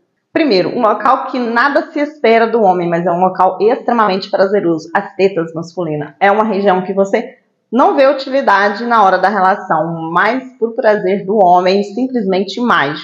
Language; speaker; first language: Portuguese; native; Portuguese